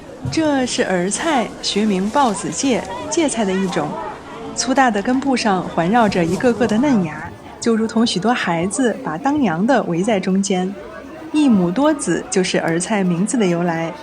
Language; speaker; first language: Chinese; native; Chinese